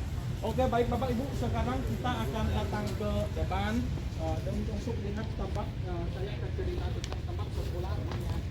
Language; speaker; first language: Indonesian; non-native, fluent; Vietnamese